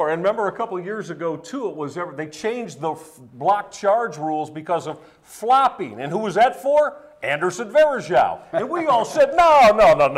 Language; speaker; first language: English; native; English